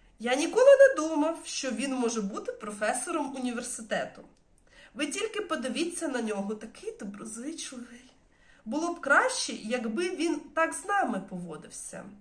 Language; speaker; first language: Ukrainian; non-native, local second language; Russian